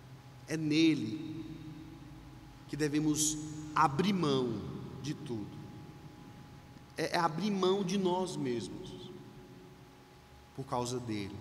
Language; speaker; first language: Portuguese; native; Portuguese